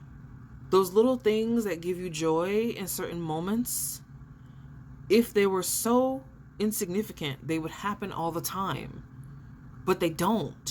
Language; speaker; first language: English; native; English